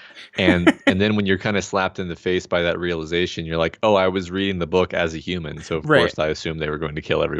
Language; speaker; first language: English; native; English